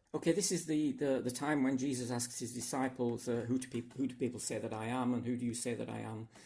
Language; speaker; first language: English; native; English